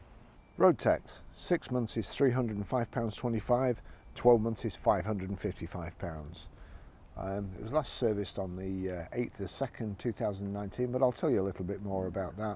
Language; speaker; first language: English; native; English